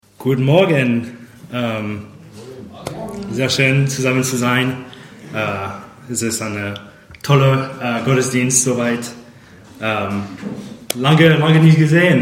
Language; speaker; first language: German; non-native, fluent; English